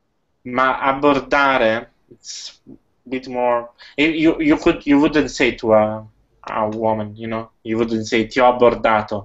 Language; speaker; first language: English; non-native, fluent; Italian